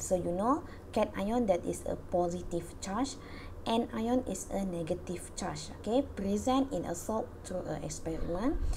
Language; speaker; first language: English; non-native, local second language; Malay